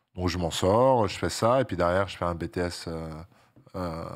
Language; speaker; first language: French; native; French